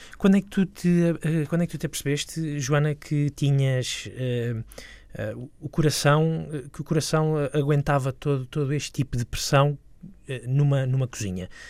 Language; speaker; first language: Portuguese; native; Portuguese